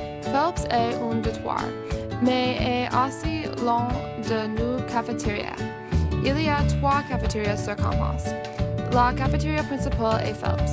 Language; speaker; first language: French; non-native, learner; English